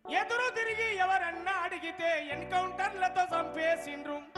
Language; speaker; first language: Telugu; native; Telugu